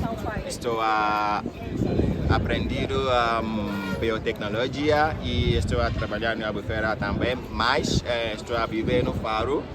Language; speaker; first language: Portuguese; non-native, learner; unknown